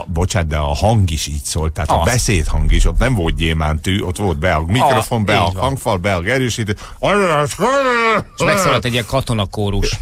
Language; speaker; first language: Hungarian; native; Hungarian